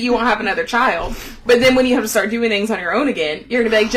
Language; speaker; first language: English; native; English